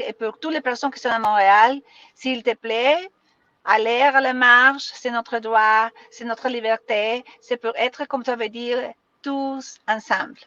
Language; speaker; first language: French; non-native, learner; Spanish